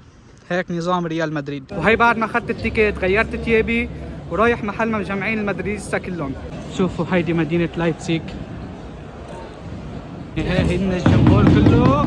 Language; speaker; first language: Arabic; native; Arabic